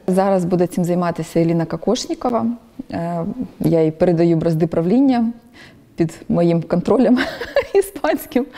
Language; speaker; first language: Ukrainian; native; Ukrainian